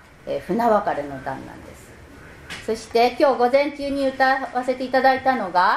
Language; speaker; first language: Japanese; native; Japanese